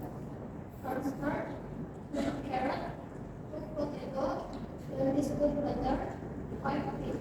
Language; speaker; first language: English; non-native, learner; Indonesian